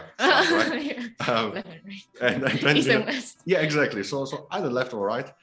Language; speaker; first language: English; non-native, fluent; Polish